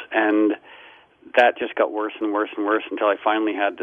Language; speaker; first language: English; native; English